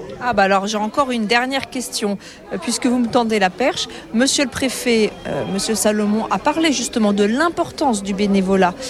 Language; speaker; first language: French; native; French